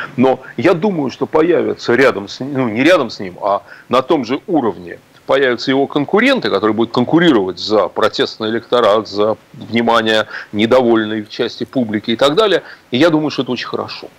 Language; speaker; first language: Russian; native; Russian